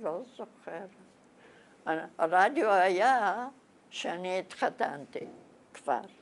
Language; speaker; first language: Hebrew; non-native, fluent; Bulgarian